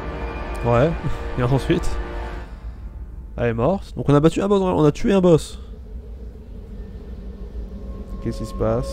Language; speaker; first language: French; native; French